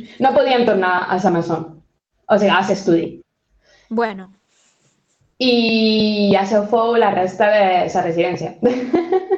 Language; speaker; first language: Catalan; non-native, local second language; Spanish